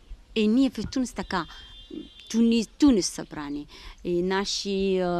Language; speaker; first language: Bulgarian; non-native, learner; Arabic